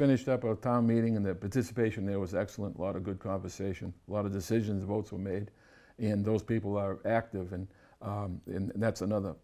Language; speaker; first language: English; native; English